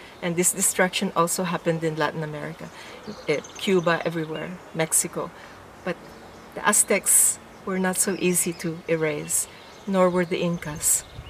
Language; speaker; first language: English; non-native, local second language; Filipino